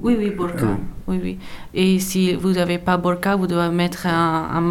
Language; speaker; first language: French; non-native, learner; Persian